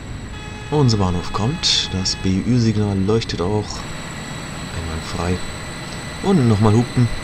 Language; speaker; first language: German; native; German